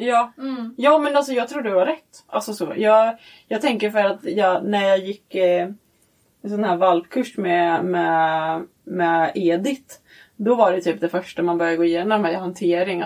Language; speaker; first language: Swedish; native; Swedish